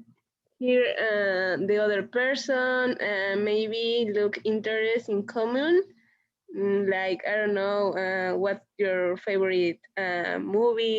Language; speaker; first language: English; non-native, learner; Spanish